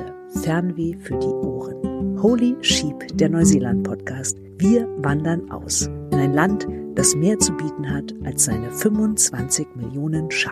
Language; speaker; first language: German; native; German